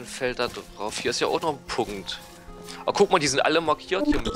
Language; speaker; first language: German; native; German